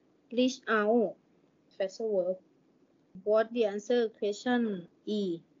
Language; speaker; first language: English; non-native, learner; Thai